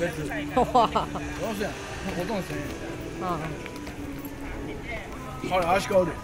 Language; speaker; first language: Japanese; native; Japanese